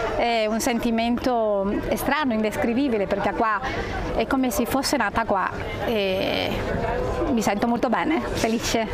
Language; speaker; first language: Italian; non-native, fluent; Spanish